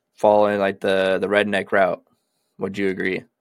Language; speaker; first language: English; native; English